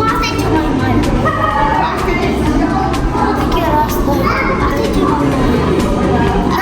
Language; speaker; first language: Romanian; early bilingual, heritage; Romanian